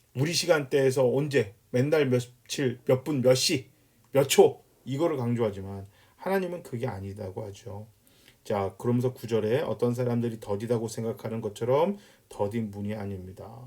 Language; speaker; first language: Korean; native; Korean